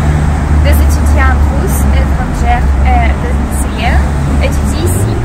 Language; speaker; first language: French; non-native, learner; Russian